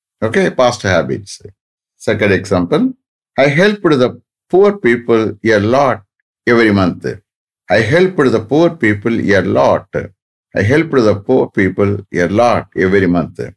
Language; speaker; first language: English; non-native, local second language; Tamil